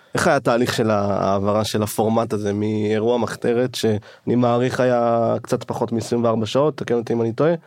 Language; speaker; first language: Hebrew; native; Hebrew